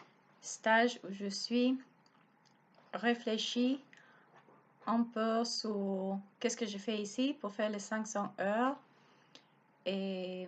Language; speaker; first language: French; non-native, learner; Spanish